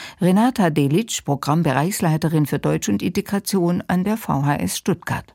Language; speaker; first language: German; native; German